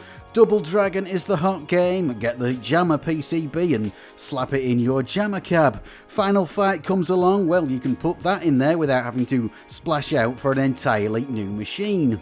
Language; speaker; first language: English; native; English